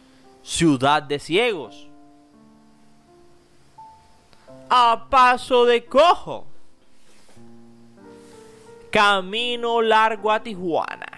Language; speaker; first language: Spanish; native; Spanish